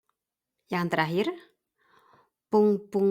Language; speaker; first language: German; non-native, fluent; Indonesian